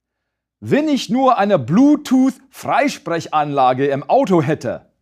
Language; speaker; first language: German; non-native, fluent; English